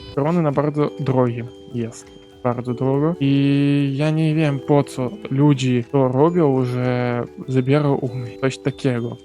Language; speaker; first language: Polish; non-native, learner; Ukrainian